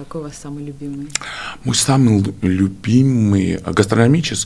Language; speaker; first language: Russian; non-native, fluent; Georgian